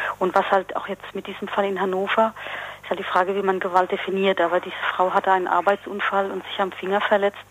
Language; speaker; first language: German; native; German